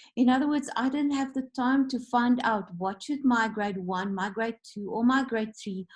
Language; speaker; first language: English; non-native, local second language; Afrikaans